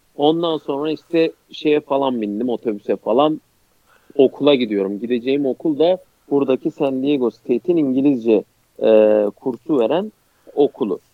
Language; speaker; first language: Turkish; native; Turkish